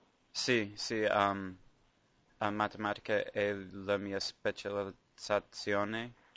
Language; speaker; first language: Italian; non-native, learner; English